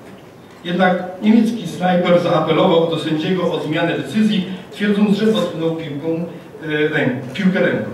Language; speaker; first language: Polish; native; Polish